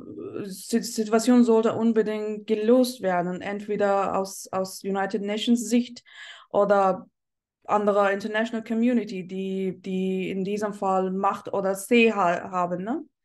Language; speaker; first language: German; non-native, fluent; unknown